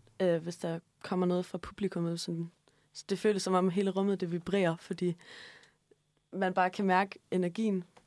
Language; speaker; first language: Danish; early bilingual, other home language; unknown